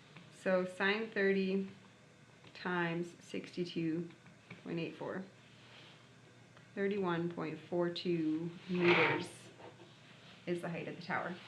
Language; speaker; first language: English; native; English